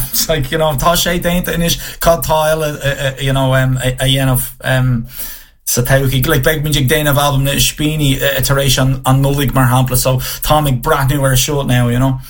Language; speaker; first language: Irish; non-native, local second language; English